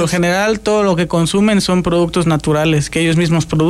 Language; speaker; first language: Spanish; native; Spanish